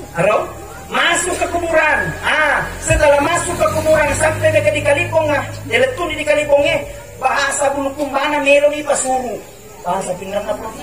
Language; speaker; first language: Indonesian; non-native, local second language; Buginese